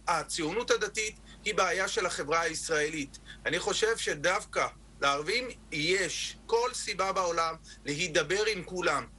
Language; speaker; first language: Hebrew; non-native, local second language; Arabic